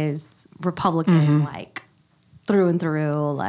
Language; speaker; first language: English; early bilingual, other home language; Kannada